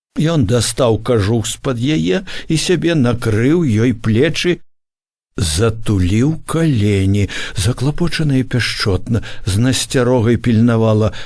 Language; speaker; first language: Belarusian; native; Belarusian